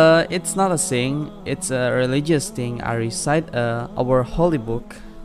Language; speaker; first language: English; non-native, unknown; Indonesian